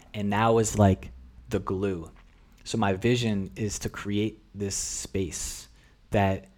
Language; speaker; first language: English; early bilingual, other home language; Russian